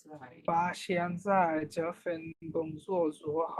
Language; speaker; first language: Chinese; non-native, learner; Bangla